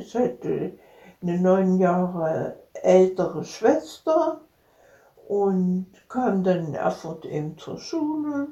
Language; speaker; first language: German; native; German